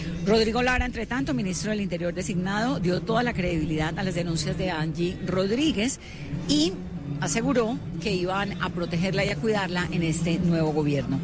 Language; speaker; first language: Spanish; native; Spanish